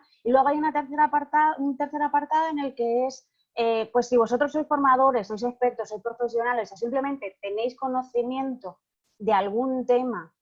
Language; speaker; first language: Spanish; native; Spanish